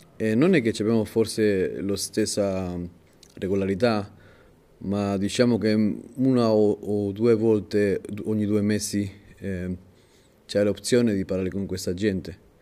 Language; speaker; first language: Italian; non-native, learner; Spanish